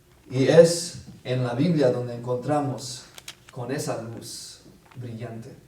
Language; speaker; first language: Spanish; non-native, fluent; English